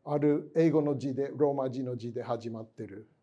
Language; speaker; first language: Japanese; non-native, fluent; English